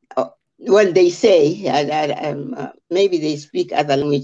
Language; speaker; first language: English; non-native, local second language; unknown